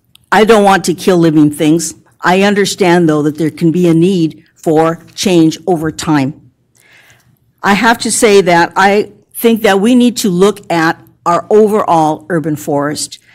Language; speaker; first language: English; early bilingual, other home language; Spanish